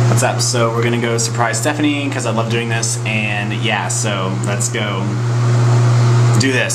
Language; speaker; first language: English; native; English